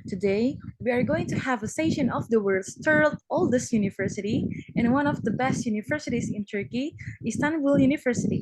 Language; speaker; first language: English; non-native, fluent; Indonesian